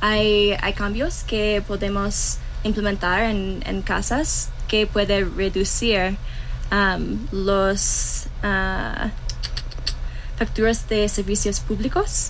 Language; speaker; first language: Spanish; non-native, learner; English